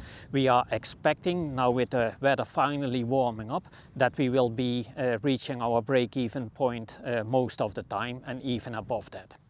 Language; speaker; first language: English; non-native, fluent; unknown